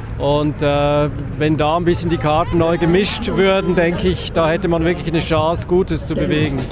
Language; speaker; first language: German; native; German